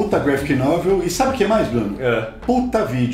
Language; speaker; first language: Portuguese; native; Portuguese